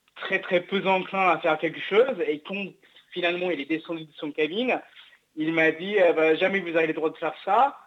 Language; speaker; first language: French; non-native, fluent; English